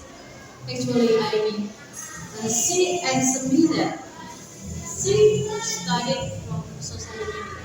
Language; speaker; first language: English; non-native, learner; Indonesian